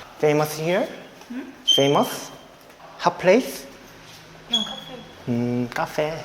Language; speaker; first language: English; non-native, learner; Korean